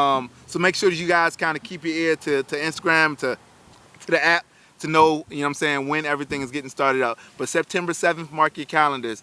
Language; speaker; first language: English; native; English